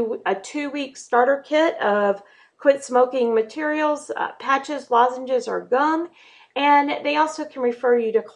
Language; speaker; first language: English; native; English